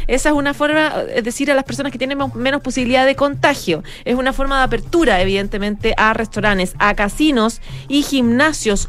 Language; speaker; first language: Spanish; native; Spanish